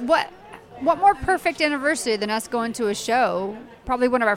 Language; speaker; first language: English; native; English